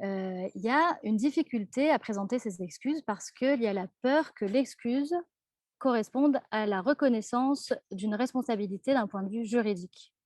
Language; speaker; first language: French; native; French